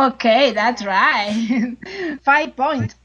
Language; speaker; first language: English; non-native, learner; Spanish